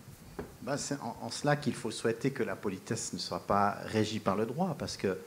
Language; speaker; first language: French; native; French